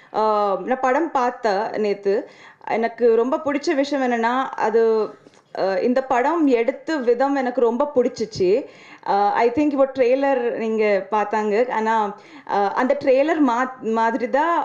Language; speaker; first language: Tamil; non-native, learner; Telugu